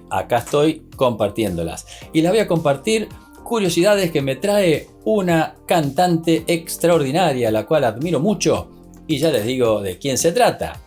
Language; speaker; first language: Spanish; native; Spanish